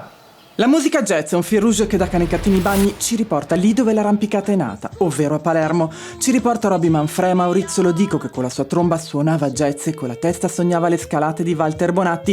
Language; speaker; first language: Italian; native; Italian